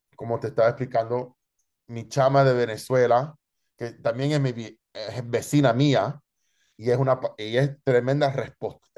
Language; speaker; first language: Spanish; early bilingual, heritage; Spanish